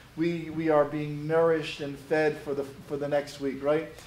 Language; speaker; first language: English; native; English